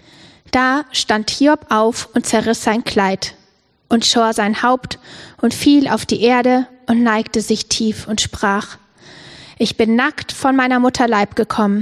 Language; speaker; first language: German; native; German